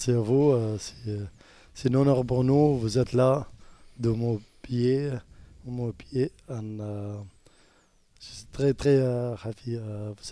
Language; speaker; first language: French; non-native, learner; Arabic